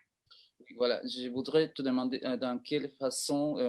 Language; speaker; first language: French; non-native, fluent; Spanish